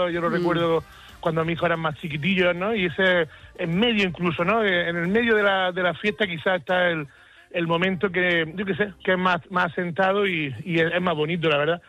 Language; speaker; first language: Spanish; native; Spanish